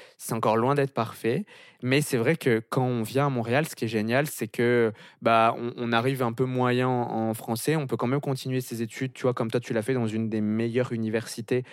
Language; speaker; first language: French; native; French